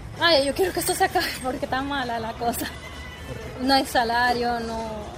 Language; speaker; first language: Spanish; native; Spanish